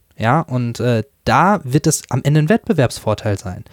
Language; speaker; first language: German; native; German